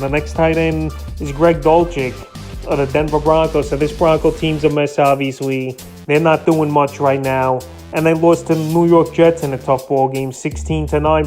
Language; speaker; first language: English; native; English